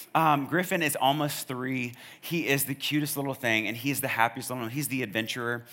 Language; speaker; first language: English; native; English